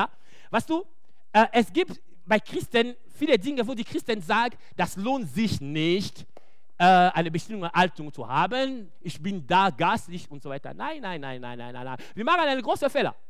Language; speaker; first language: German; non-native, fluent; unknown